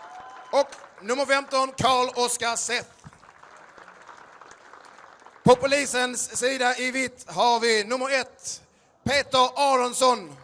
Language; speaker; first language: Swedish; native; Swedish